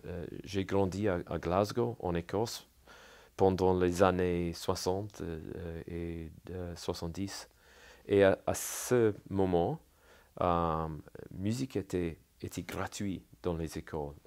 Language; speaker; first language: French; non-native, learner; English